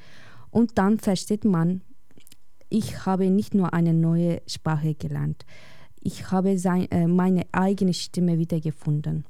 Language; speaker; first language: German; non-native, fluent; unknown